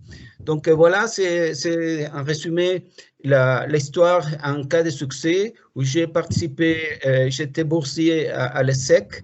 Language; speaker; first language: French; non-native, fluent; Spanish